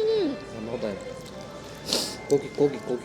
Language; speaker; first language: Korean; non-native, fluent; Mongolian